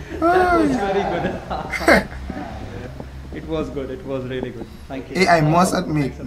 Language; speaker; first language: English; non-native, fluent; Hindi